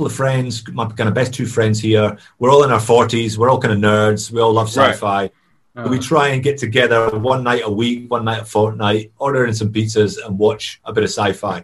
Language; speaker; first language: English; native; English